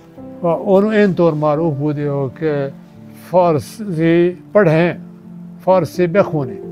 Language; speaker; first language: Persian; non-native, fluent; Urdu